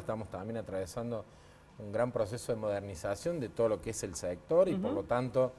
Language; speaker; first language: Spanish; native; Spanish